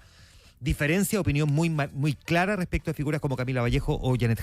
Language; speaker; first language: Spanish; native; Spanish